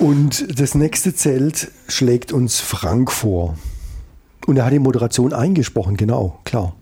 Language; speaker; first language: German; native; German